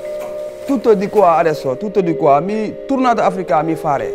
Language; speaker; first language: Italian; non-native, learner; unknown